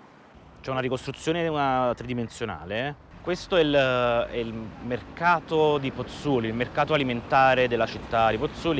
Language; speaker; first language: Italian; native; Italian